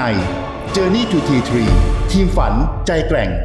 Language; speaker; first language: Thai; native; Thai